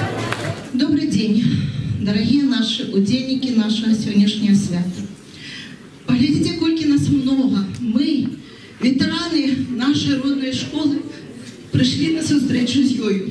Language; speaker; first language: Russian; non-native, local second language; Belarusian